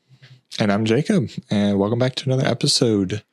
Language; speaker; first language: English; native; English